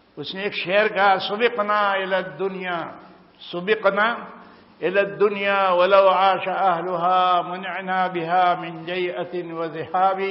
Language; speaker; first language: Urdu; non-native, local second language; Gujarati